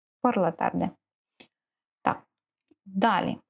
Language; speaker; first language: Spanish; non-native, learner; Ukrainian